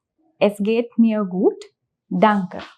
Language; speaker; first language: German; non-native, fluent; English